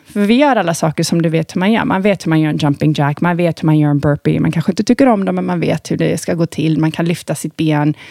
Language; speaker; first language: Swedish; early bilingual, heritage; Swedish